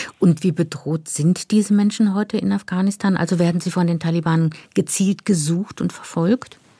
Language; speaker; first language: German; native; German